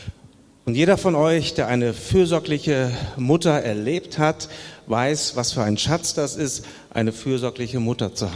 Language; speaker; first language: German; native; German